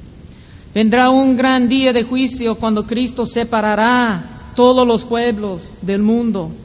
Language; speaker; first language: Spanish; non-native, fluent; English